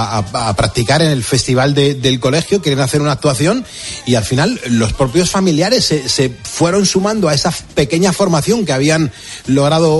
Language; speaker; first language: Spanish; native; Spanish